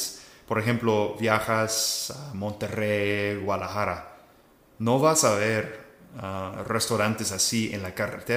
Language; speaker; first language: Spanish; non-native, fluent; English